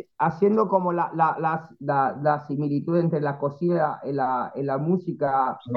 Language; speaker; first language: Spanish; non-native, fluent; Italian